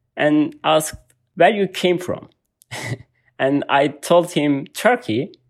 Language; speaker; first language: English; non-native, learner; Turkish